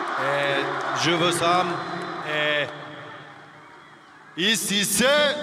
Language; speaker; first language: French; non-native, learner; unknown